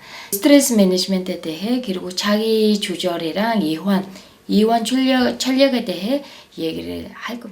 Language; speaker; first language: Korean; non-native, fluent; Mongolian